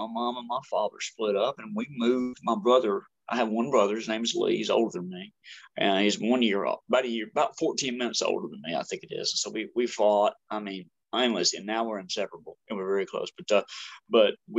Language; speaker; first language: English; native; English